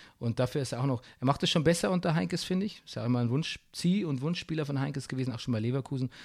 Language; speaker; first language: German; native; German